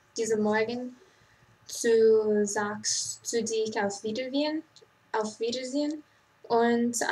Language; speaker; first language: German; non-native, learner; English